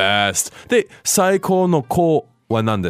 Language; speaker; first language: Japanese; non-native, fluent; English